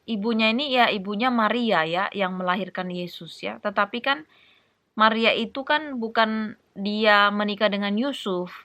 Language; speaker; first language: Indonesian; native; Indonesian